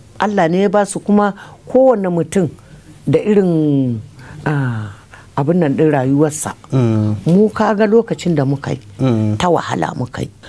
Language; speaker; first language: Hausa; native; Hausa